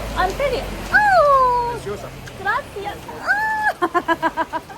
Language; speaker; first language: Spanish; non-native, learner; Korean